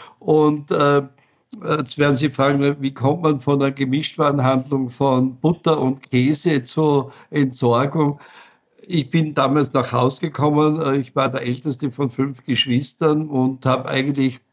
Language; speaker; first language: German; native; German